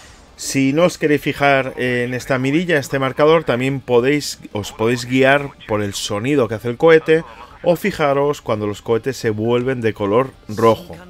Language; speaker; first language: Spanish; native; Spanish